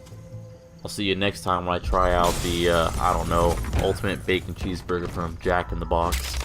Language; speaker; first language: English; native; English